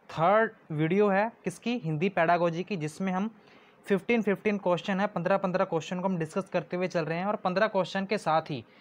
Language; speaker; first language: Hindi; non-native, local second language; Punjabi